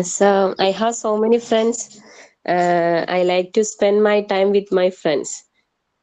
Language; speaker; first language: English; non-native, learner; Malayalam